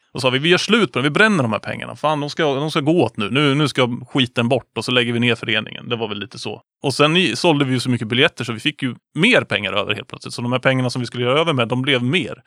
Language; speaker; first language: Swedish; native; Swedish